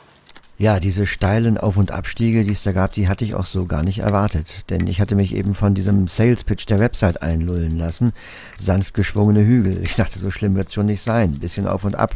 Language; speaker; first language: German; native; German